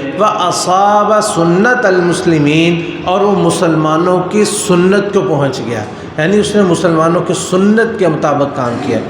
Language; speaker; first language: Urdu; non-native, local second language; Punjabi